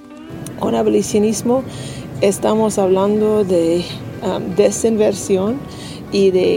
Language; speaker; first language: Spanish; non-native, learner; English